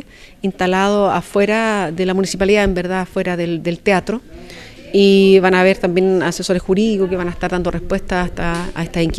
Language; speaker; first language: Spanish; native; Spanish